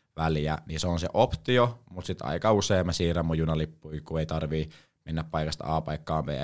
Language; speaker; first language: Finnish; native; Finnish